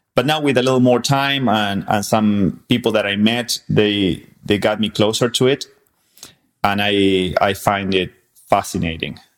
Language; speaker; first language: English; non-native, fluent; Spanish